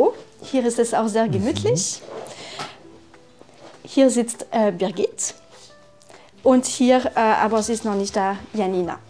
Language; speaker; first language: German; non-native, fluent; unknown